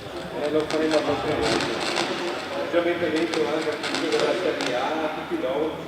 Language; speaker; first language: Italian; native; Italian